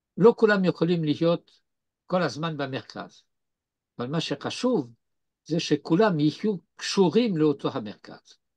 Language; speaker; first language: Hebrew; non-native, fluent; French